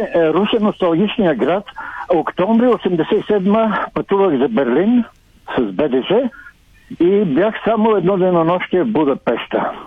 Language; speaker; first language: Bulgarian; native; Bulgarian